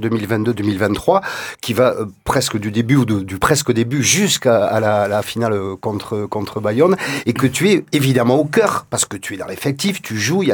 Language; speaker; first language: French; native; French